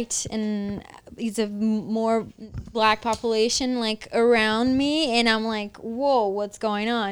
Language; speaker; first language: English; non-native, fluent; Portuguese